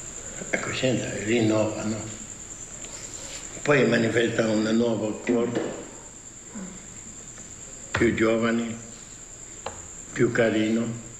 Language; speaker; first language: Italian; non-native, fluent; Tibetan